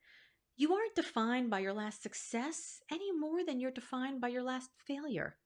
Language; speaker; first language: English; native; English